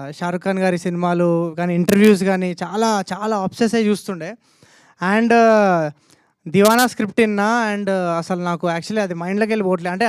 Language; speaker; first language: Telugu; native; Telugu